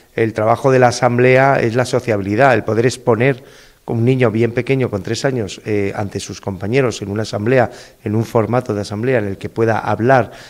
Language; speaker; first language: Spanish; native; Spanish